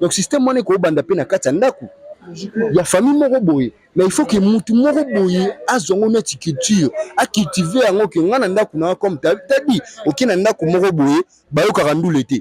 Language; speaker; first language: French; non-native, local second language; Lingala